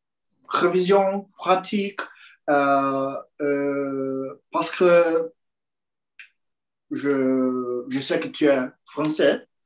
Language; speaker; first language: French; non-native, learner; Portuguese